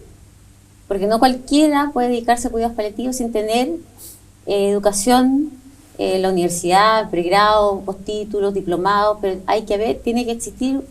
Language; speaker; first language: Spanish; native; Spanish